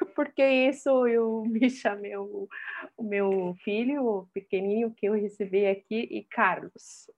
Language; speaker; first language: Portuguese; non-native, fluent; Arabic